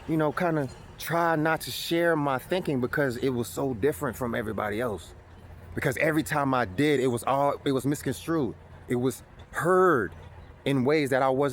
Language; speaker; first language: English; native; English